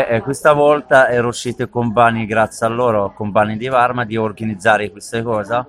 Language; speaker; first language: Italian; non-native, learner; Arabic